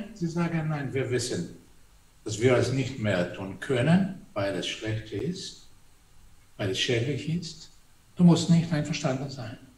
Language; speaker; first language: German; non-native, fluent; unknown